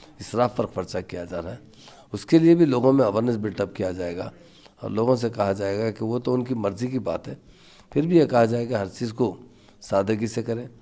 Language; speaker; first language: Urdu; native; Urdu